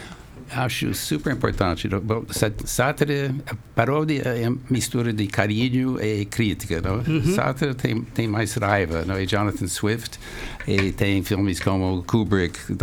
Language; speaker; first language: Portuguese; non-native, fluent; English